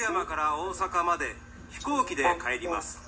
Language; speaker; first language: Japanese; non-native, learner; Filipino